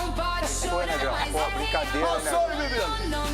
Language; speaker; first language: Portuguese; native; Portuguese